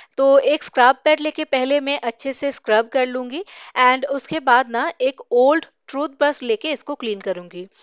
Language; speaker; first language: Hindi; native; Hindi